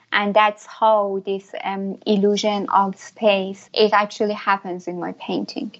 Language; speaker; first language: English; non-native, fluent; Persian